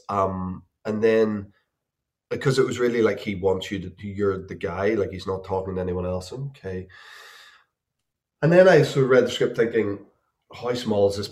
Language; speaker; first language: English; native; English